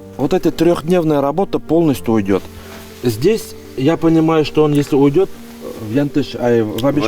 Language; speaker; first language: Russian; native; Russian